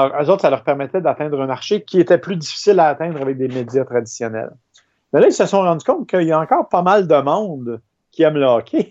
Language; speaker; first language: French; native; French